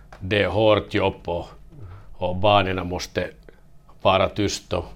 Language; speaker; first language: Swedish; non-native, learner; Finnish